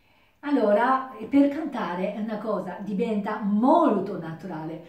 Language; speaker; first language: Italian; non-native, learner; Japanese